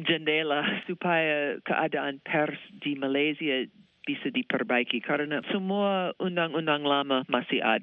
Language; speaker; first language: Indonesian; non-native, fluent; English